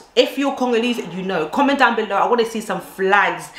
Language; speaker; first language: English; early bilingual, other home language; Lingala